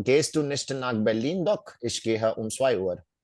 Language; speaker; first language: German; non-native, fluent; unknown